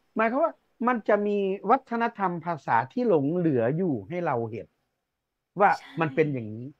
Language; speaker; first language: Thai; non-native, local second language; Northeastern Thai